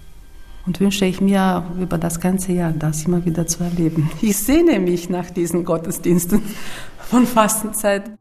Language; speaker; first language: German; non-native, fluent; Romanian